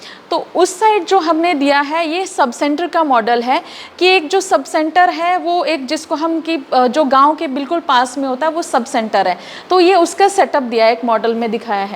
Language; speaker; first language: Hindi; non-native, local second language; Punjabi